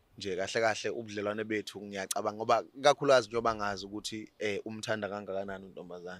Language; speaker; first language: Zulu; native; Zulu